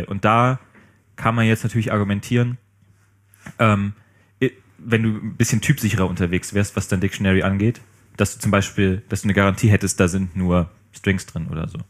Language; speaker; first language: German; native; German